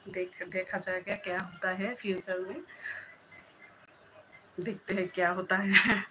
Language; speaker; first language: Hindi; non-native, learner; Bangla